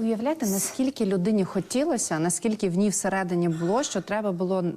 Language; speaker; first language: Ukrainian; native; Ukrainian